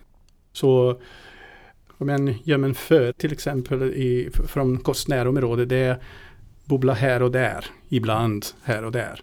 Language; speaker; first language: Swedish; non-native, fluent; Portuguese